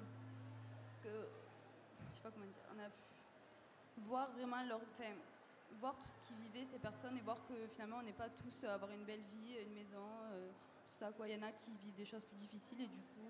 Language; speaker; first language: French; native; French